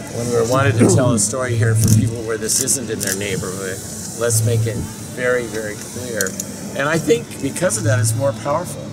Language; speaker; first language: English; native; English